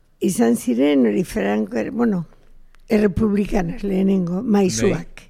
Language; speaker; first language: Basque; non-native, local second language; Spanish